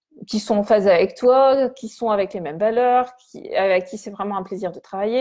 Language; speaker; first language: French; native; French